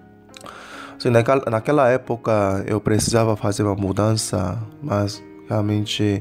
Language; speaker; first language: Portuguese; non-native, fluent; Korean